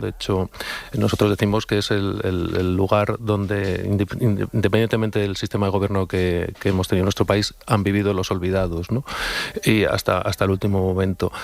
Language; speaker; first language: Spanish; native; Spanish